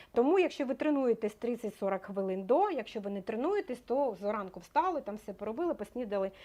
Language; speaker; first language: Ukrainian; native; Ukrainian